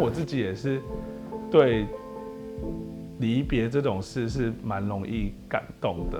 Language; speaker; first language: Chinese; native; Chinese